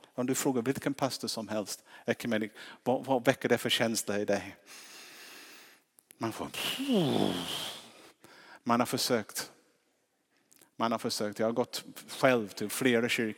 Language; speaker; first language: Swedish; non-native, fluent; English